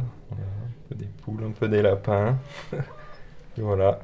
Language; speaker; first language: French; native; French